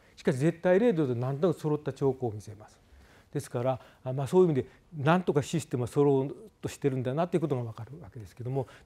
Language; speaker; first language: Japanese; native; Japanese